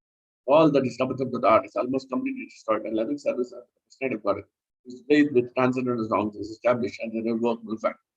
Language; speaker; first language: English; non-native, local second language; Hindi